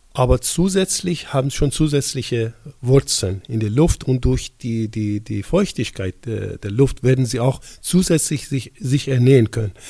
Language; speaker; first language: German; non-native, fluent; Persian